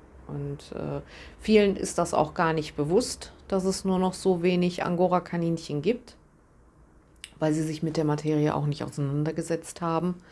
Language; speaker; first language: German; native; German